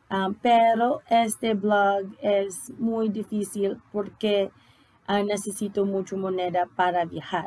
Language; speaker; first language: Spanish; non-native, learner; English